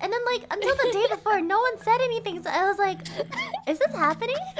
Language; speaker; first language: English; native; English